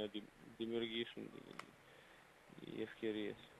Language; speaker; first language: Greek; non-native, fluent; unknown